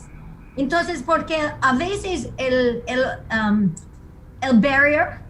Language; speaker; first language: Spanish; non-native, fluent; English